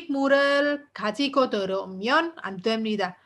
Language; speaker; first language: Korean; non-native, fluent; Indonesian